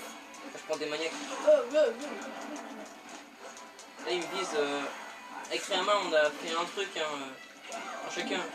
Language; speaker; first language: French; native; French